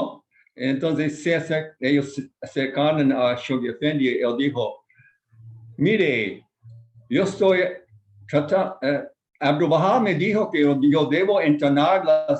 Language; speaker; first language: Spanish; non-native, fluent; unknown